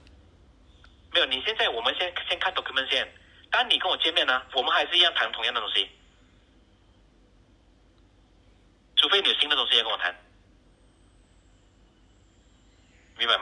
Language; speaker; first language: Chinese; native; Chinese